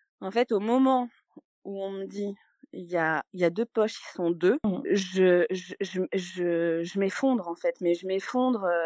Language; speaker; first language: French; native; French